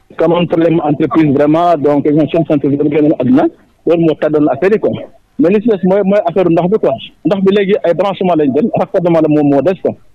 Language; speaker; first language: Wolof; non-native, local second language; Mandingo